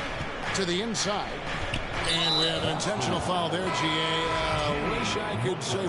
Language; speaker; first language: English; native; English